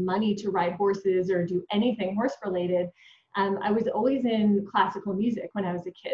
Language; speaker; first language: English; native; English